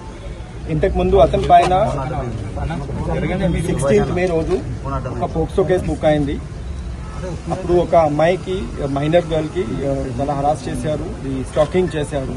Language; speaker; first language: Telugu; non-native, learner; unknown